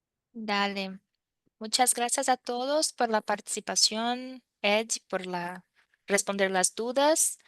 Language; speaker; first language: Spanish; non-native, fluent; Portuguese